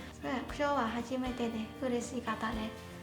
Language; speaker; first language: Japanese; non-native, learner; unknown